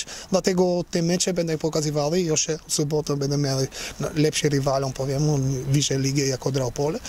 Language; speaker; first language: Polish; non-native, learner; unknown